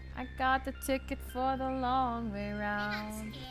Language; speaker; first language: English; non-native, local second language; Filipino